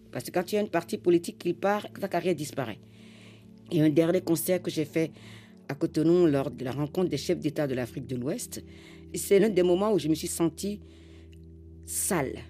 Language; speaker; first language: French; non-native, local second language; Fon